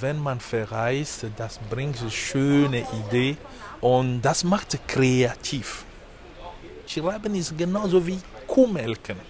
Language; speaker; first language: German; non-native, fluent; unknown